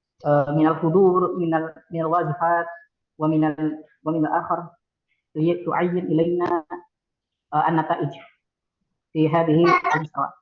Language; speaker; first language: Arabic; non-native, learner; Indonesian